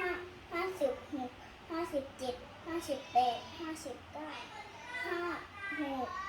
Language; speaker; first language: Thai; native; Thai